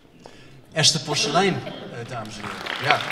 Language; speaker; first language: Dutch; native; Dutch